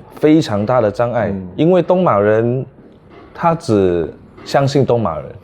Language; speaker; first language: Chinese; native; Chinese